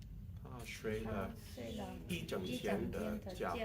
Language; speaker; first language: Chinese; non-native, learner; English